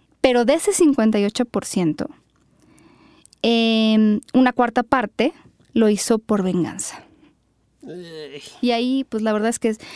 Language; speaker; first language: Spanish; native; Spanish